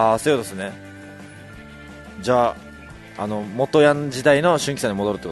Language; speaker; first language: Japanese; native; Japanese